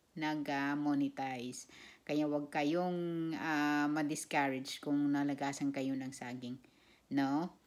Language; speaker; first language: Filipino; non-native, local second language; Cebuano